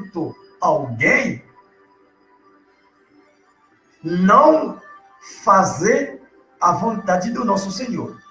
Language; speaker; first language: Portuguese; non-native, learner; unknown